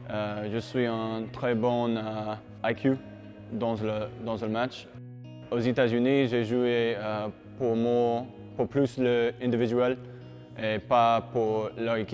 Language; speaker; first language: French; non-native, learner; English